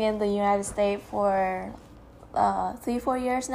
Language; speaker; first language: English; non-native, fluent; Vietnamese